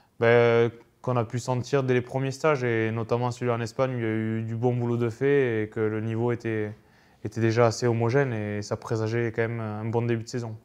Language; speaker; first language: French; native; French